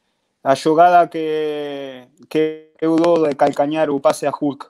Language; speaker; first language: Portuguese; non-native, fluent; Spanish